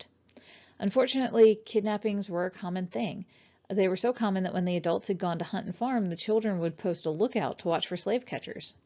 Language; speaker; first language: English; native; English